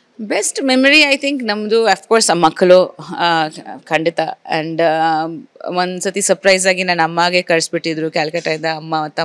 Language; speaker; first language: Kannada; non-native, fluent; Bangla